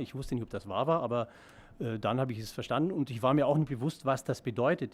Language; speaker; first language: German; native; German